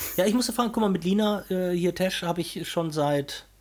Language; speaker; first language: German; non-native, fluent; Portuguese